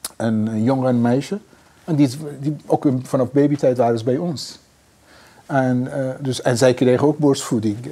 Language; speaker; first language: Dutch; non-native, fluent; Persian